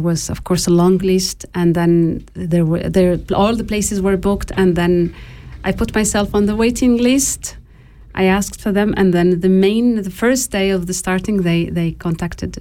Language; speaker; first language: English; non-native, fluent; Arabic